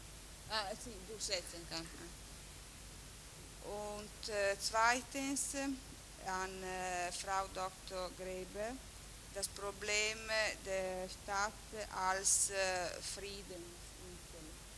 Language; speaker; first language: German; non-native, fluent; Italian